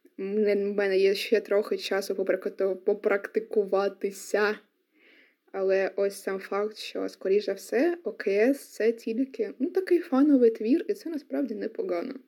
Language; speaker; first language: Ukrainian; non-native, local second language; Russian